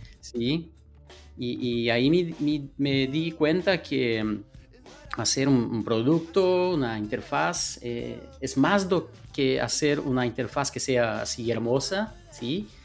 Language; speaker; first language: Spanish; non-native, fluent; Portuguese